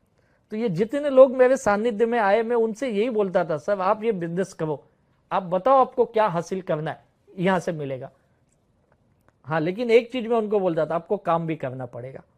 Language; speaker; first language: Hindi; native; Hindi